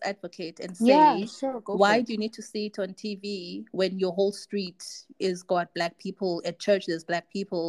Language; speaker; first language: English; non-native, local second language; Zulu